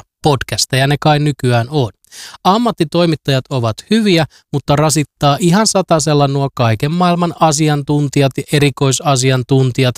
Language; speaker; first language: Finnish; native; Finnish